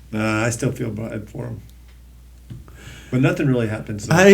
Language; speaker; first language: English; native; English